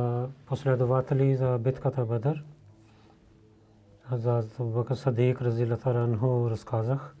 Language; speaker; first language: Bulgarian; non-native, learner; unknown